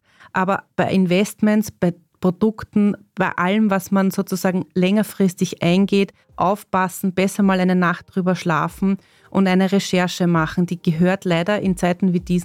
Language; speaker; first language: German; native; German